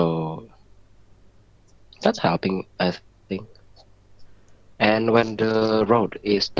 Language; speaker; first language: English; non-native, learner; Indonesian